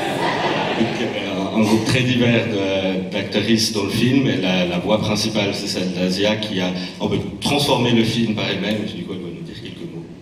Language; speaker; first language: French; native; French